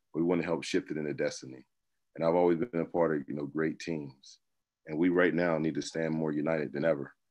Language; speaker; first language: English; native; English